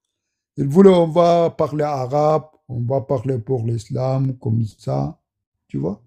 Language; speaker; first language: French; non-native, learner; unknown